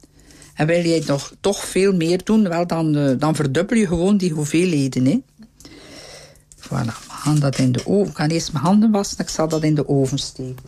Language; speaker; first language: Dutch; native; Dutch